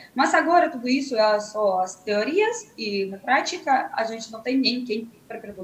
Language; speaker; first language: Portuguese; non-native, fluent; Russian